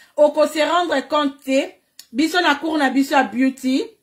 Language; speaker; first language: French; non-native, local second language; Lingala